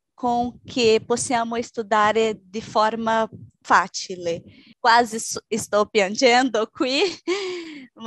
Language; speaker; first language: Italian; non-native, learner; Portuguese